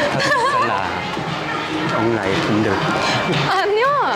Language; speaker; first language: Vietnamese; non-native, learner; Korean